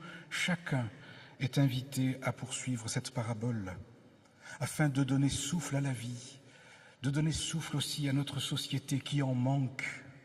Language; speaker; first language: French; native; French